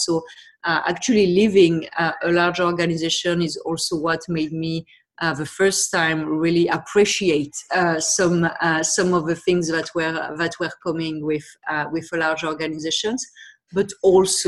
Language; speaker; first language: English; non-native, fluent; French